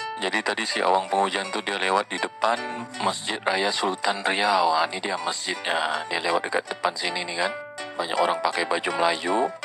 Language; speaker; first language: Malay; native; Malay